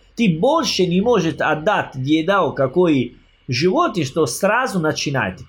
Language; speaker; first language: Russian; non-native, learner; Italian